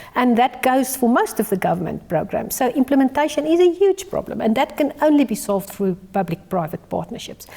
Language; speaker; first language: English; non-native, local second language; Afrikaans